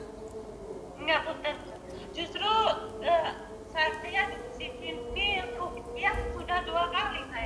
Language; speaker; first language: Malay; non-native, local second language; Javanese